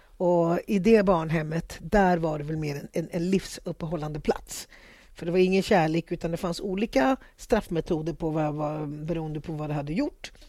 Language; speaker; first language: Swedish; early bilingual, other home language; Spanish